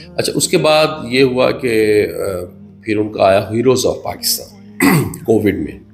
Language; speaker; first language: Urdu; non-native, local second language; Punjabi